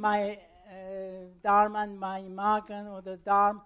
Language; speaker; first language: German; non-native, learner; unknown